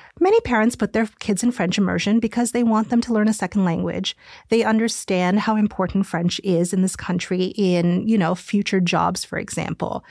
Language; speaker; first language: English; early bilingual, other home language; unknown